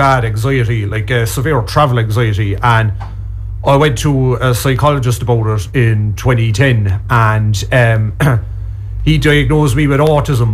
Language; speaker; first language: English; native; English